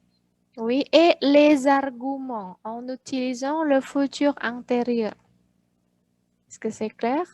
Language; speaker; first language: French; non-native, fluent; Indonesian